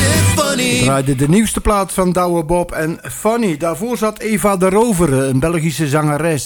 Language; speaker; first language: Dutch; native; Dutch